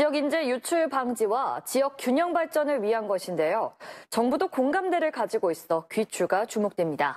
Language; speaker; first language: Korean; native; Korean